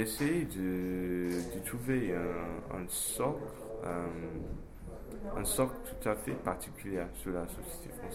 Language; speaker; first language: French; non-native, fluent; English